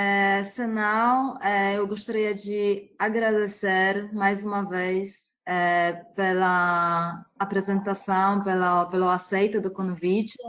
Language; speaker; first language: Portuguese; non-native, fluent; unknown